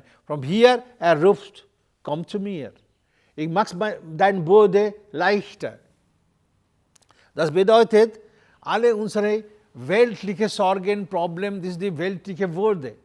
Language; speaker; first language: German; non-native, learner; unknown